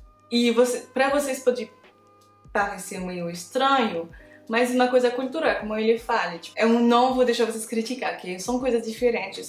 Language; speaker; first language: Portuguese; non-native, fluent; French